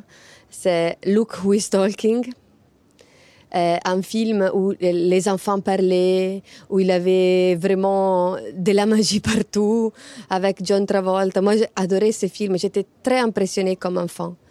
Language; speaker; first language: French; non-native, fluent; Italian